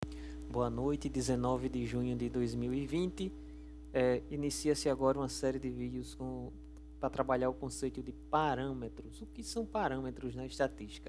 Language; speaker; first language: Portuguese; native; Portuguese